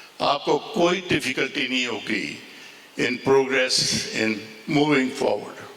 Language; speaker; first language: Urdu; non-native, local second language; Punjabi